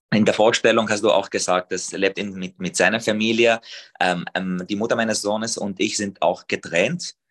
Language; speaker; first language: German; non-native, fluent; Arabic